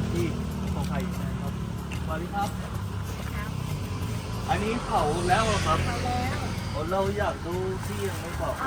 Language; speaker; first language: Thai; non-native, learner; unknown